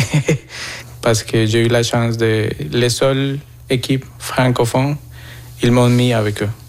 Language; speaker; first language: French; non-native, fluent; Spanish